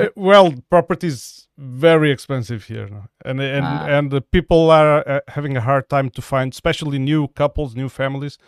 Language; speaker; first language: English; non-native, fluent; Portuguese